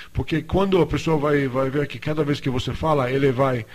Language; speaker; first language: Portuguese; non-native, fluent; English